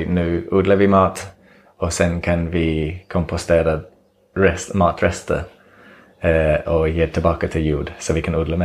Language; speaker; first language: Swedish; non-native, fluent; English